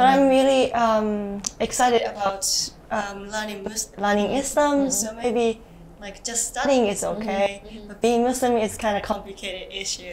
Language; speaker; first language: English; non-native, learner; Japanese